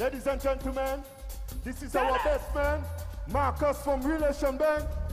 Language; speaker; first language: English; non-native, fluent; Seselwa Creole French